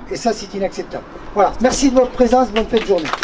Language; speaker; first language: French; native; French